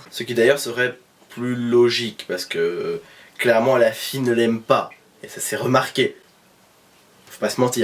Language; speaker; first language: French; native; French